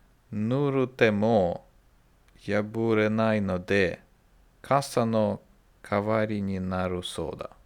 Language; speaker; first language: Japanese; non-native, learner; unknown